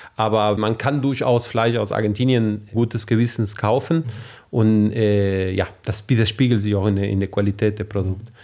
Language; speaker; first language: German; non-native, fluent; Spanish